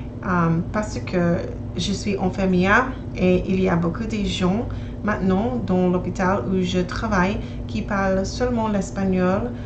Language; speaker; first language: French; non-native, learner; English